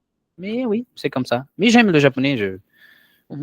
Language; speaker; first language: French; non-native, learner; Portuguese